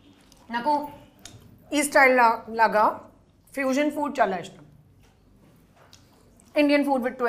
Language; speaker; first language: Telugu; non-native, learner; Hindi